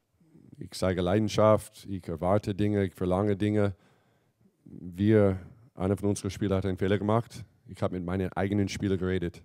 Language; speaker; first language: German; non-native, fluent; English